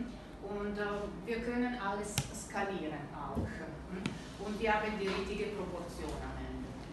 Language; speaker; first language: German; non-native, learner; Italian